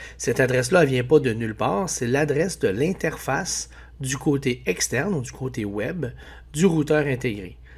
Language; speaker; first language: French; native; French